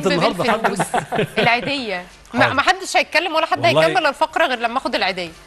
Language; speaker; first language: Arabic; native; Arabic